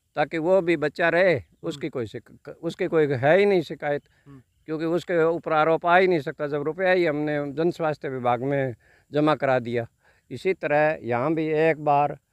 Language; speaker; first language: Hindi; native; Hindi